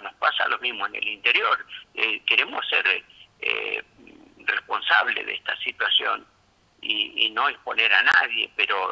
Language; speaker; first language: Spanish; native; Spanish